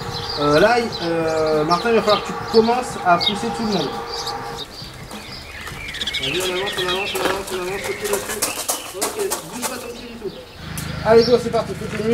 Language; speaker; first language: French; native; French